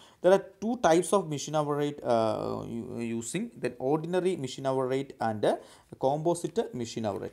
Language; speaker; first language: English; non-native, local second language; Malayalam